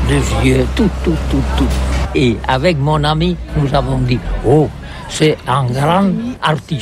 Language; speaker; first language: French; non-native, learner; Catalan